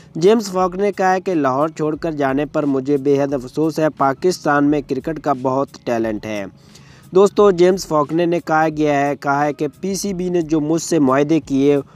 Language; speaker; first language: Urdu; native; Urdu